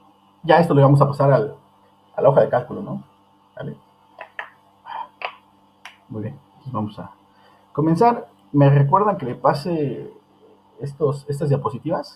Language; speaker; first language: Spanish; native; Spanish